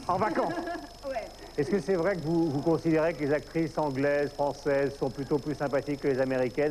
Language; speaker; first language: French; native; French